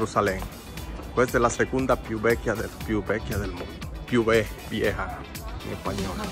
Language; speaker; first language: Italian; non-native, learner; Spanish